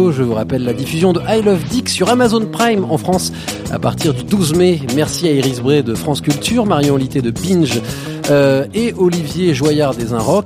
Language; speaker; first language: French; native; French